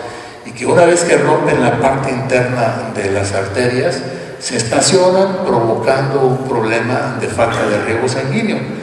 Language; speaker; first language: Spanish; native; Spanish